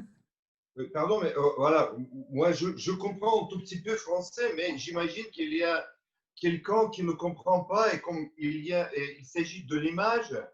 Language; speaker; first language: French; non-native, fluent; Romanian